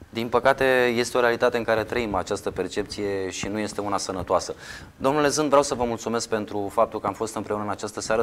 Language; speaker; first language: Romanian; native; Romanian